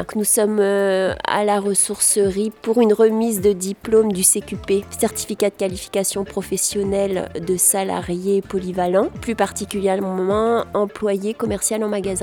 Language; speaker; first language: French; native; French